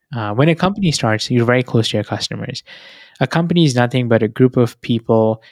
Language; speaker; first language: English; non-native, local second language; Hindi